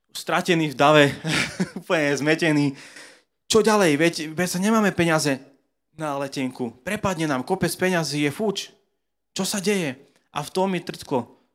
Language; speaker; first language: Slovak; native; Slovak